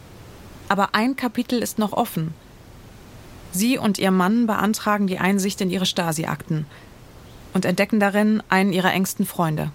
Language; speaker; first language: German; native; German